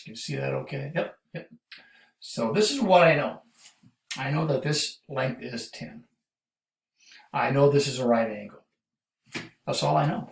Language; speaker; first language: English; native; English